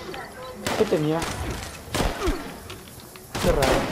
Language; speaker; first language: Spanish; native; Spanish